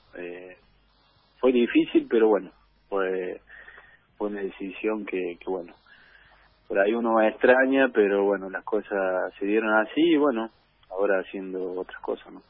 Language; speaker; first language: Spanish; native; Spanish